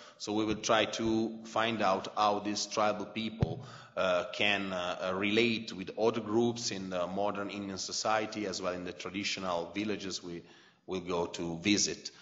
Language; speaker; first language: English; non-native, fluent; Italian